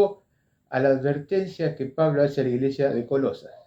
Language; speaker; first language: Spanish; native; Spanish